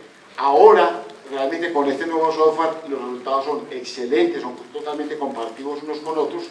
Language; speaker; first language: Spanish; native; Spanish